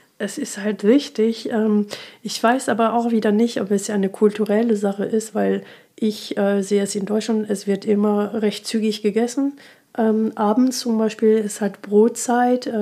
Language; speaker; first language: German; non-native, fluent; French